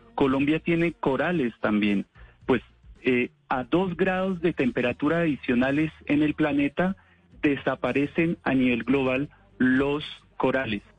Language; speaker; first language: Spanish; non-native, fluent; French